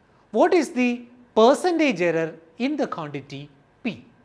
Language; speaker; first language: English; non-native, local second language; Malayalam